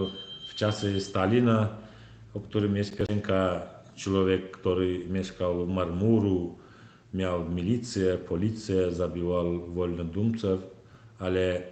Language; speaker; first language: Polish; non-native, learner; Turkmen